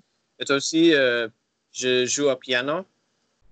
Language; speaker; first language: French; non-native, learner; English